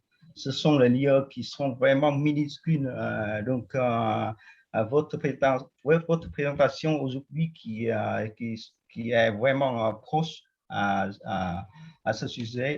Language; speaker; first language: French; non-native, fluent; Vietnamese